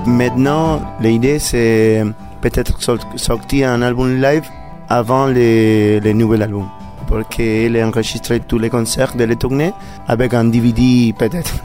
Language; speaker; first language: French; non-native, learner; Spanish